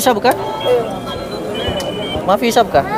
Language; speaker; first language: Arabic; non-native, learner; Indonesian